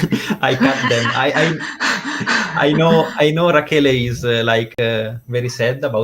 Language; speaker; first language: English; non-native, fluent; Italian